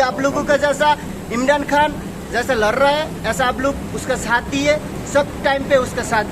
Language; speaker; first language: Hindi; non-native, learner; Bangla